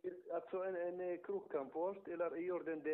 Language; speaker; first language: Swedish; non-native, learner; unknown